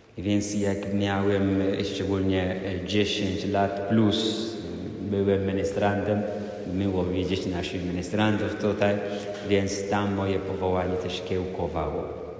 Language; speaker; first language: Polish; non-native, fluent; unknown